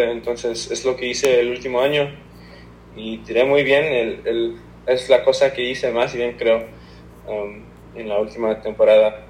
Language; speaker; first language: Spanish; early bilingual, heritage; Spanish